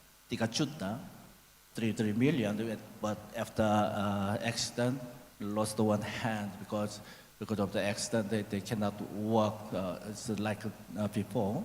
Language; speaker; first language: English; non-native, learner; Korean